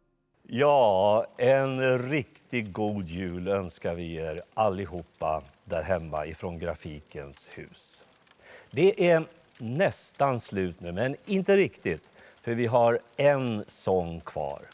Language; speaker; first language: Swedish; native; Swedish